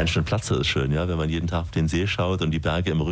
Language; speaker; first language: German; native; German